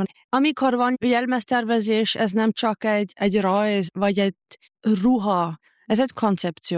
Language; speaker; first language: Hungarian; non-native, fluent; German